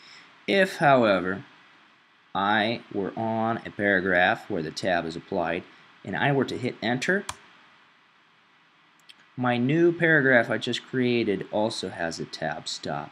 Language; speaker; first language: English; native; English